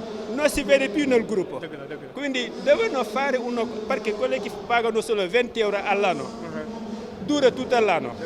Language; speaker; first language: Italian; non-native, learner; Wolof